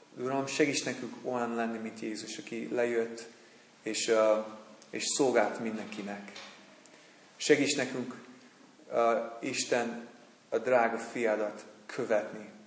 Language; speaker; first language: Hungarian; non-native, fluent; English